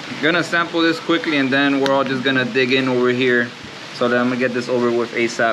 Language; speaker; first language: English; early bilingual, other home language; Spanish